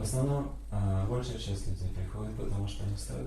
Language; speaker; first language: Russian; native; Russian